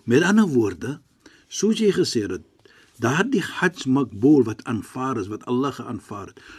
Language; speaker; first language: Afrikaans; non-native, fluent; Arabic